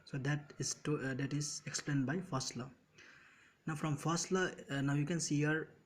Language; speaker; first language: English; non-native, local second language; Nepali